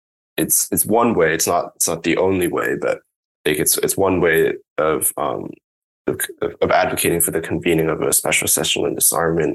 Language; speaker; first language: English; non-native, local second language; Cantonese